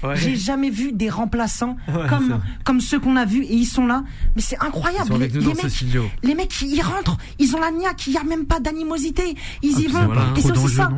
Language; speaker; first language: French; native; French